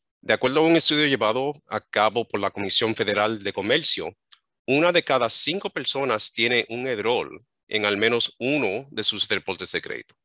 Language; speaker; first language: Spanish; early bilingual, heritage; English